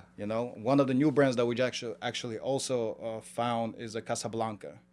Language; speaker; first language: English; non-native, fluent; Kazakh